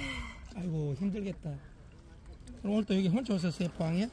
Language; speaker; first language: Korean; native; Korean